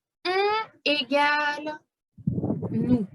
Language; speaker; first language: French; non-native, learner; Vietnamese